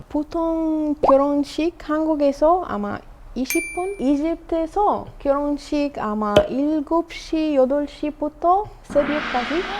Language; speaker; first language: Korean; non-native, learner; Arabic